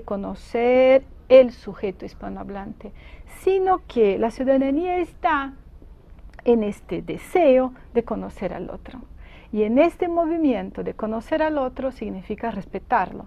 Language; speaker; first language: Spanish; non-native, fluent; Portuguese